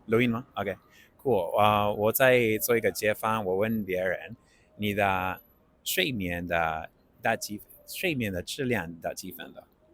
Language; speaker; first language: Chinese; non-native, learner; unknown